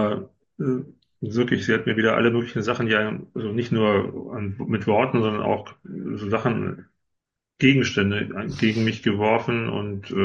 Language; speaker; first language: German; native; German